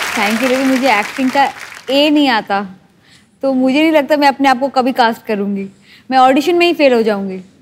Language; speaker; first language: Hindi; native; Hindi